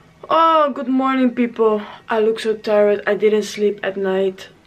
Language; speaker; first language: English; non-native, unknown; Dutch